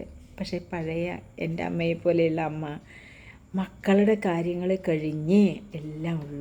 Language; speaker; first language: Malayalam; native; Malayalam